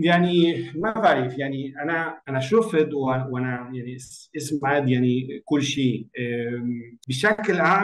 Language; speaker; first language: Arabic; non-native, learner; Spanish